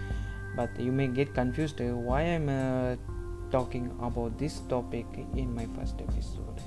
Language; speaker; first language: English; non-native, local second language; Tamil